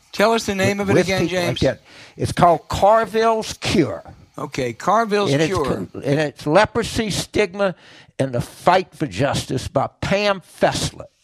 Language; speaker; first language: English; native; English